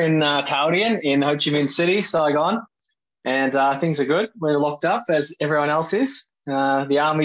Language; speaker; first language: English; native; English